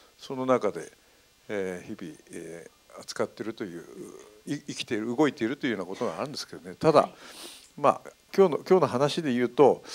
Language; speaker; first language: Japanese; native; Japanese